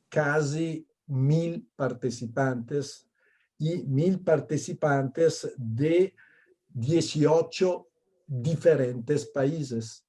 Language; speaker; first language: Spanish; non-native, fluent; Italian